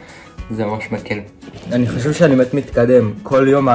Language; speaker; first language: Hebrew; native; Hebrew